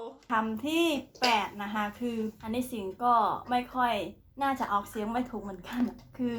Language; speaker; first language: Thai; non-native, fluent; Khmer